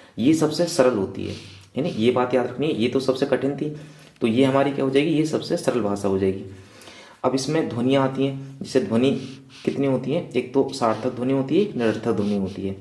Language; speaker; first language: Hindi; native; Hindi